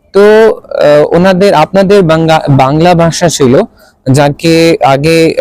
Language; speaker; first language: Bangla; non-native, fluent; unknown